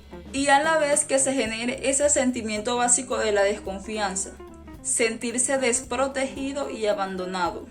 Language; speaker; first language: Spanish; native; Spanish